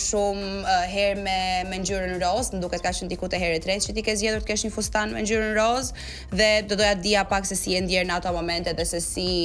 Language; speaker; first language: Albanian; native; Albanian